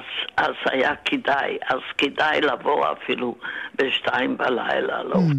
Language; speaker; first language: Hebrew; non-native, fluent; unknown